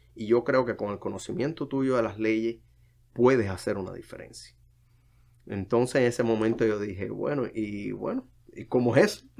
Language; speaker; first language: Spanish; native; Spanish